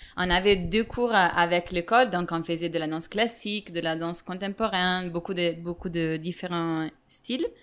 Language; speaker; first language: French; non-native, fluent; Italian